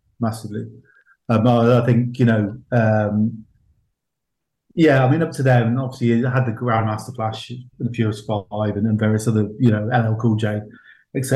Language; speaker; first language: English; native; English